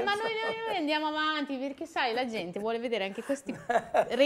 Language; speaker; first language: Italian; native; Italian